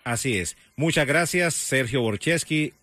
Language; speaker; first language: Spanish; native; Spanish